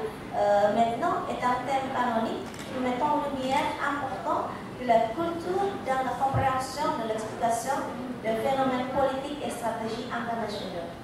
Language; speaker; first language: French; non-native, fluent; Indonesian